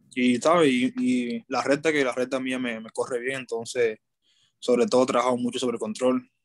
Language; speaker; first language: Spanish; native; Spanish